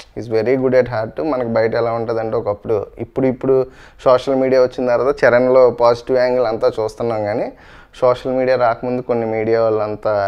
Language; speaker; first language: Telugu; native; Telugu